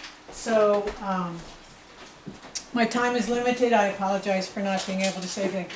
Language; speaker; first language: English; native; English